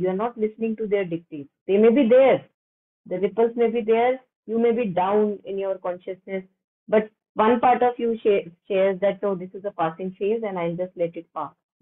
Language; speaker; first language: English; non-native, local second language; Hindi